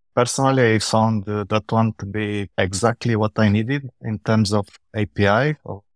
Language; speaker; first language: English; non-native, fluent; Romanian